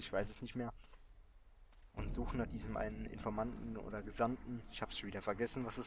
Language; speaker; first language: German; native; German